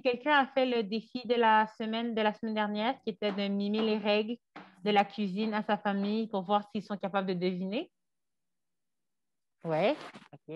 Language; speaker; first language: French; native; French